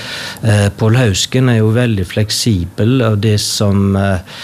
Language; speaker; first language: Norwegian; native; Norwegian